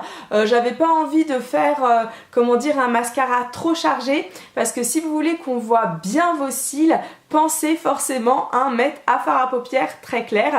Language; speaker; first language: French; native; French